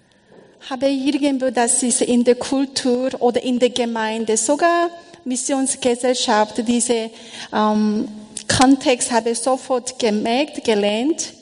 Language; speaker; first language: German; non-native, learner; Korean